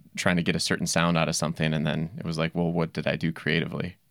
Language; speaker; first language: English; native; English